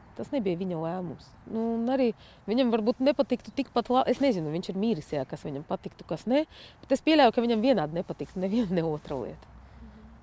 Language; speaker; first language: Latvian; non-native, fluent; Russian